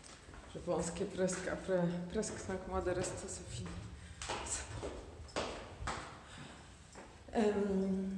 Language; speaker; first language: French; non-native, fluent; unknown